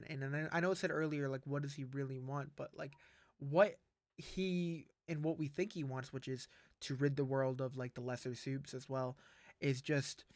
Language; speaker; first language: English; native; English